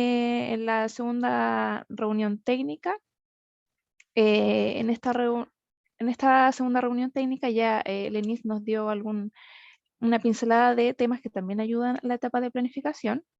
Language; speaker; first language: Spanish; native; Spanish